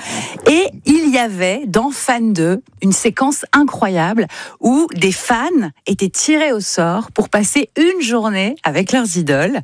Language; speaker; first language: French; native; French